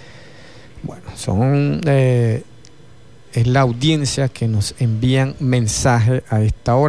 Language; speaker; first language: Spanish; native; Spanish